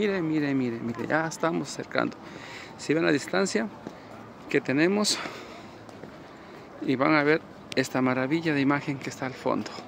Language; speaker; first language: Spanish; native; Spanish